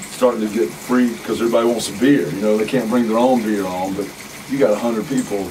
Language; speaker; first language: English; native; English